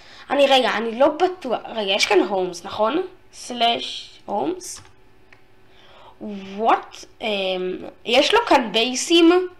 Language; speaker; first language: Hebrew; native; Hebrew